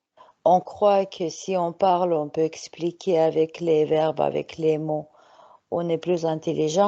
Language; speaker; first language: French; non-native, fluent; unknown